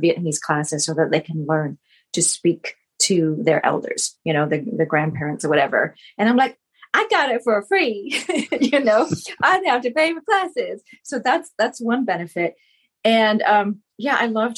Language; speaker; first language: English; non-native, fluent; Vietnamese